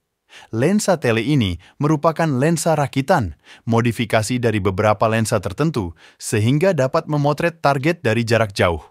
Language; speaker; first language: Indonesian; native; Indonesian